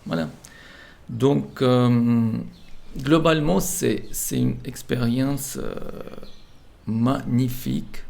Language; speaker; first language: French; non-native, fluent; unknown